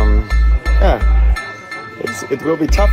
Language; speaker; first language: English; non-native, fluent; German